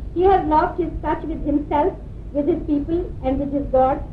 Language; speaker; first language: English; non-native, local second language; Urdu